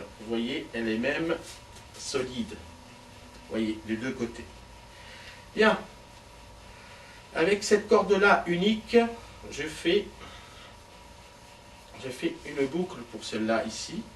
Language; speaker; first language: French; native; French